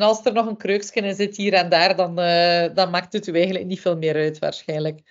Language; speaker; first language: Dutch; native; Dutch